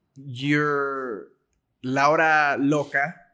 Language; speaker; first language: English; native; English